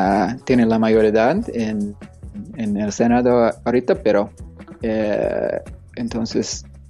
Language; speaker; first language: Spanish; non-native, fluent; English